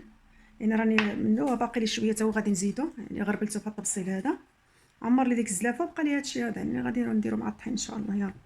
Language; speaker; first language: Arabic; native; Arabic